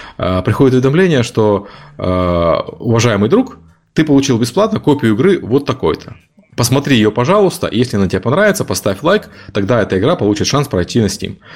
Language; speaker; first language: Russian; native; Russian